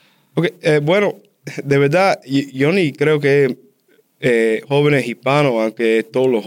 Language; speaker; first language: Spanish; early bilingual, heritage; Spanish